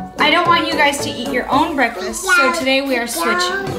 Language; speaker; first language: English; early bilingual, heritage; English